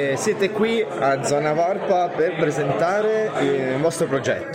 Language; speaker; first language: Italian; native; Italian